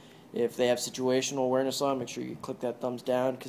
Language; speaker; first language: English; native; English